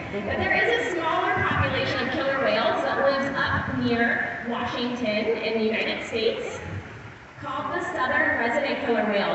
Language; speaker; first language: English; native; English